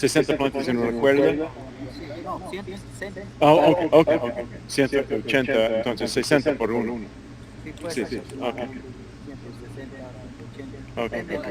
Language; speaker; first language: Spanish; non-native, learner; English